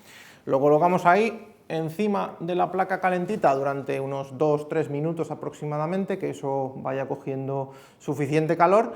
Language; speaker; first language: Spanish; native; Spanish